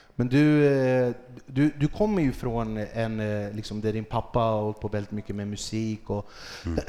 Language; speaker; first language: Swedish; early bilingual, other home language; Kurdish